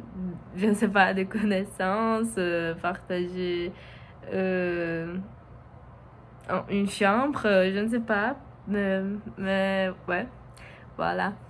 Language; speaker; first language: French; non-native, learner; Portuguese